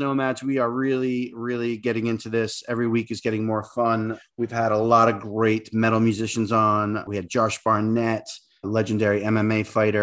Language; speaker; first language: English; native; English